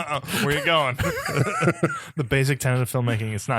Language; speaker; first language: English; native; English